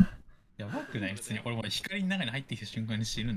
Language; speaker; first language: Japanese; native; Japanese